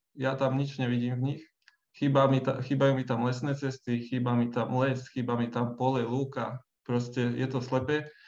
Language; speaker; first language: Slovak; native; Slovak